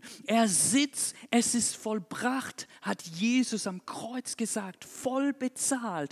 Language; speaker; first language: German; non-native, fluent; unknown